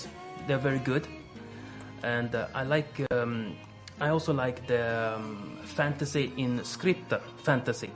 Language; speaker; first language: English; non-native, fluent; Swedish